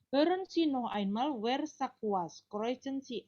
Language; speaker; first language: German; non-native, learner; Indonesian